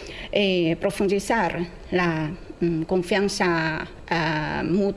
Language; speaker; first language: Spanish; non-native, fluent; Chinese